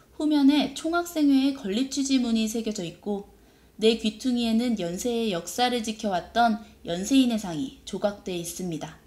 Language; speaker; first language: Korean; native; Korean